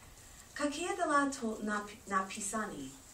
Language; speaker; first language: Russian; non-native, learner; English